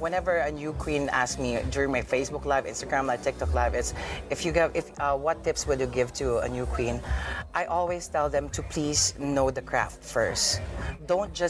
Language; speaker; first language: English; non-native, local second language; Filipino